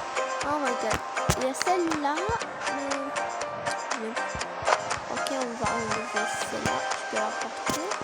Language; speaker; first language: French; non-native, learner; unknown